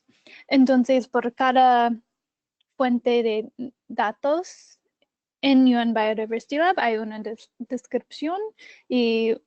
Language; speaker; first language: Spanish; non-native, learner; English